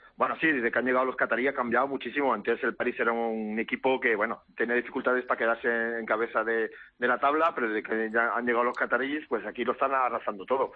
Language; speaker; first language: Spanish; early bilingual, heritage; Spanish